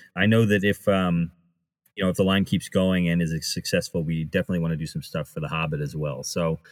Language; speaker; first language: English; native; English